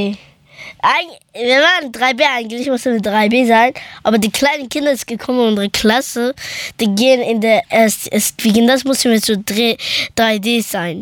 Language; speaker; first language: German; early bilingual, other home language; Persian